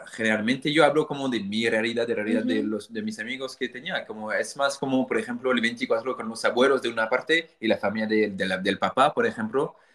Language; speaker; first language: Spanish; non-native, fluent; French